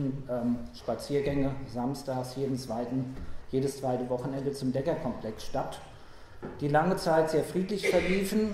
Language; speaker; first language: German; native; German